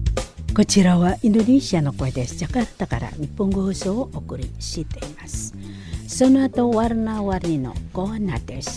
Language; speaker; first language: Japanese; non-native, learner; Indonesian